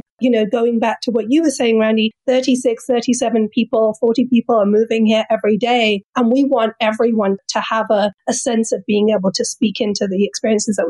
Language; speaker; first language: English; native; English